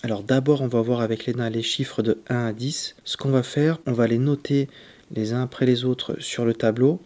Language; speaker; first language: French; native; French